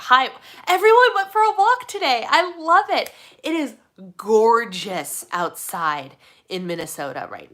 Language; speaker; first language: English; native; English